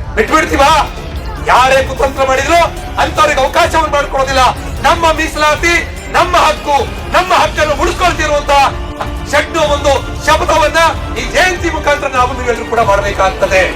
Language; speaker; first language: Kannada; non-native, local second language; Lambadi